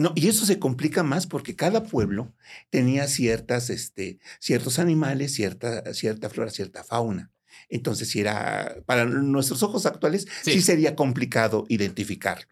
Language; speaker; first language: Spanish; native; Spanish